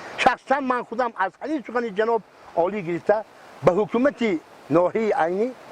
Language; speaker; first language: Tajik; non-native, local second language; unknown